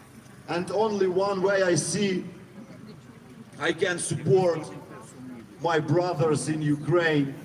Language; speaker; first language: English; non-native, learner; Ukrainian